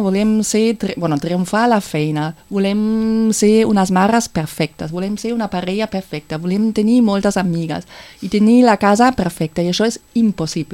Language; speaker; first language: Catalan; non-native, fluent; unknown